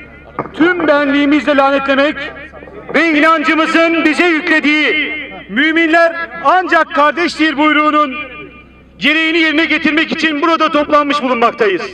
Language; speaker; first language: Turkish; native; Turkish